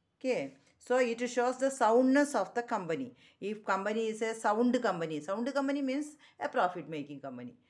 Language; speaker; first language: English; non-native, local second language; Tamil